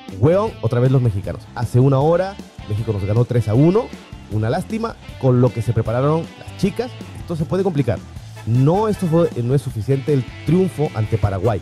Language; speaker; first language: Spanish; native; Spanish